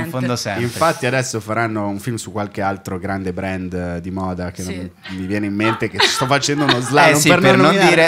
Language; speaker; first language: Italian; native; Italian